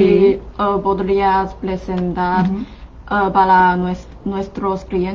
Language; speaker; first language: Spanish; non-native, fluent; Chinese